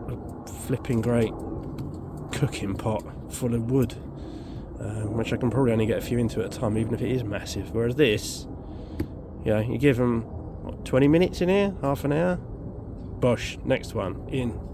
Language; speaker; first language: English; native; English